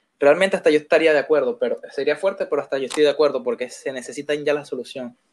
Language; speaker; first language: Spanish; native; Spanish